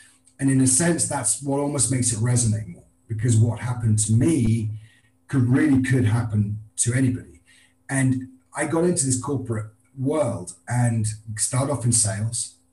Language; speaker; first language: English; native; English